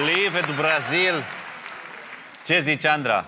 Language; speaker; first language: Romanian; native; Romanian